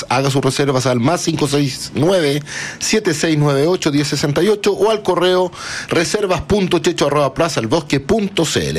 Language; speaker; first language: Spanish; native; Spanish